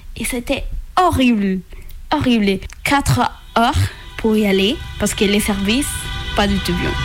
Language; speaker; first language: French; non-native, learner; Spanish